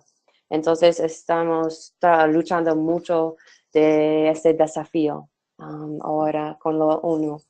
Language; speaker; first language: Spanish; non-native, fluent; English